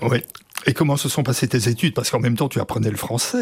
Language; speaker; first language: French; native; French